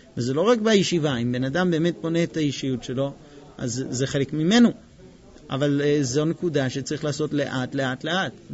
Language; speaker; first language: Hebrew; non-native, fluent; English